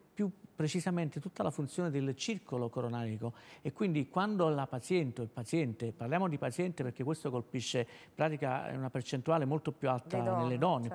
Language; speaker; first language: Italian; native; Italian